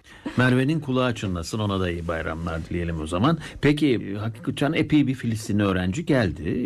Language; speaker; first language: Turkish; native; Turkish